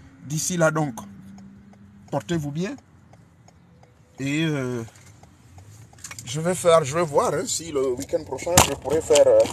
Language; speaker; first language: French; native; French